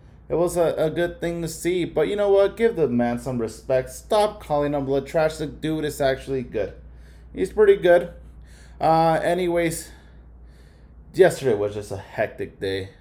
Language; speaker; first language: English; early bilingual, other home language; Spanish